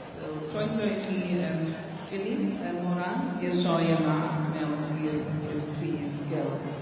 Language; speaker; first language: Welsh; native; Welsh